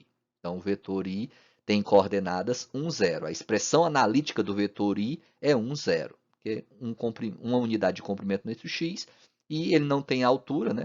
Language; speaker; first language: Portuguese; native; Portuguese